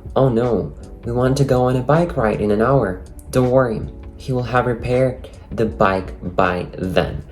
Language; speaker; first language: English; non-native, fluent; Ukrainian